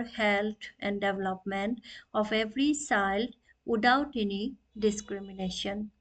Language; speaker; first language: English; non-native, local second language; Assamese